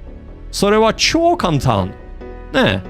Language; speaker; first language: Japanese; non-native, learner; English